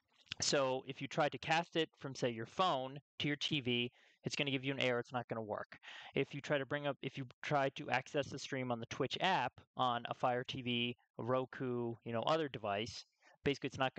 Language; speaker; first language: English; native; English